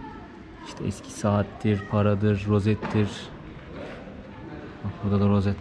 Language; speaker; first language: Turkish; native; Turkish